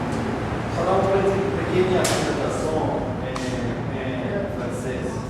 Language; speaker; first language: Portuguese; non-native, learner; French